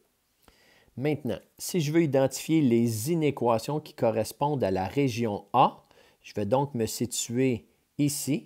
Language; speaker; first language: French; native; French